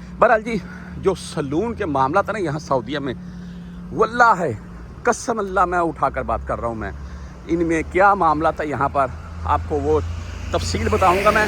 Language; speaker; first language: Urdu; non-native, local second language; Punjabi